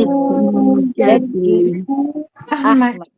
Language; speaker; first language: Arabic; non-native, learner; Malay